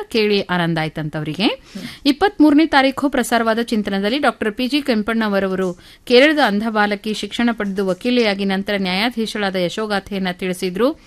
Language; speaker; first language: Kannada; native; Kannada